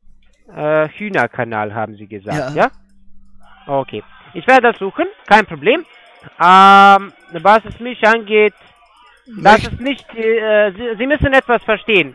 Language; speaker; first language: German; non-native, fluent; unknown